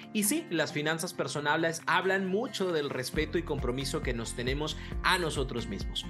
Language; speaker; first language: Spanish; native; Spanish